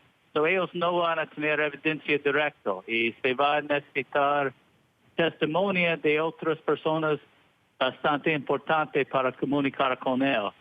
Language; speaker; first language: Spanish; early bilingual, heritage; Spanish